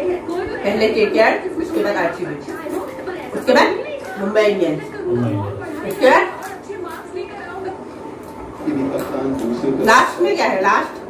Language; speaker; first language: Hindi; native; Hindi